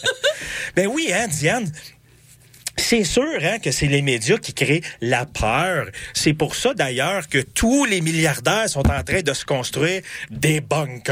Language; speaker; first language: French; native; French